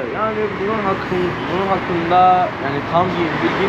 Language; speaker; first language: Turkish; non-native, fluent; Persian